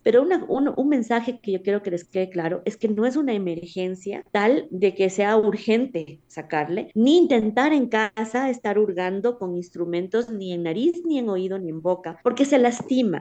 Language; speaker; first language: Spanish; native; Spanish